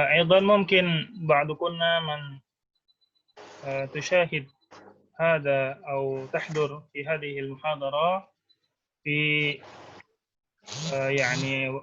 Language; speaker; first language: Arabic; non-native, fluent; Indonesian